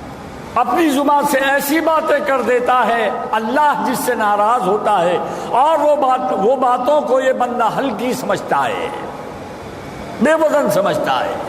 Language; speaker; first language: Urdu; native; Urdu